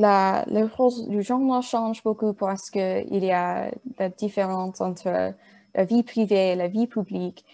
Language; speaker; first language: French; non-native, learner; English